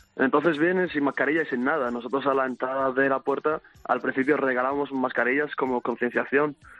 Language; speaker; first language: Spanish; early bilingual, other home language; Arabic